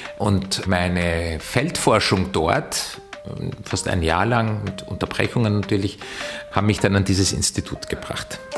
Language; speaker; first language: German; native; German